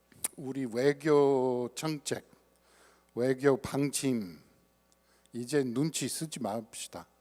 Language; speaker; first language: Korean; non-native, fluent; English